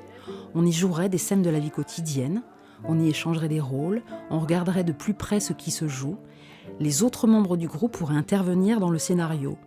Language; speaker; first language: French; native; French